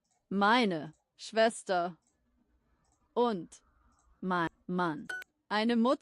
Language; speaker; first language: German; non-native, learner; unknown